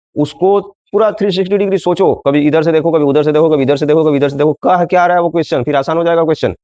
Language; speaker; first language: Hindi; non-native, local second language; Bangla